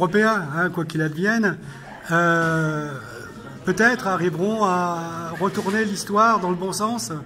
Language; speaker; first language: French; native; French